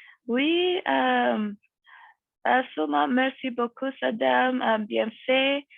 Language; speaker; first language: French; non-native, fluent; English